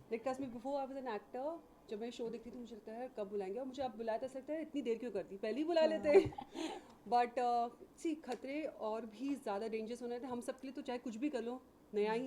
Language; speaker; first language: Hindi; native; Hindi